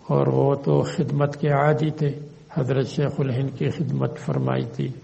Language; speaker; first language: Urdu; native; Urdu